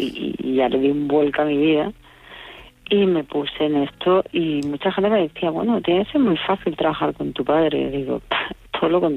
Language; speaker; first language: Spanish; native; Spanish